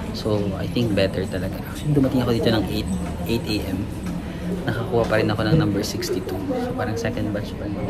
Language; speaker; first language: Filipino; native; Filipino